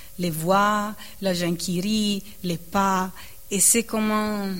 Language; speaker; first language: French; non-native, fluent; Italian